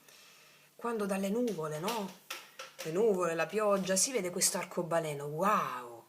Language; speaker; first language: Italian; native; Italian